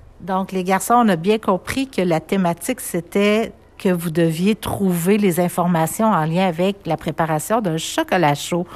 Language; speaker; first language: French; native; French